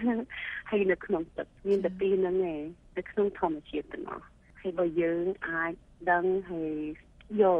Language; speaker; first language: Khmer; early bilingual, heritage; Khmer